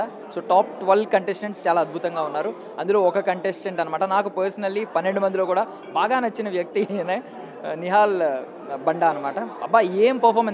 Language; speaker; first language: Telugu; native; Telugu